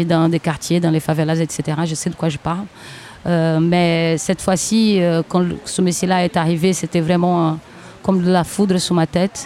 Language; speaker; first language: French; non-native, fluent; Portuguese